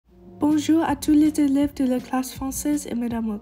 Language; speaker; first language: French; non-native, learner; English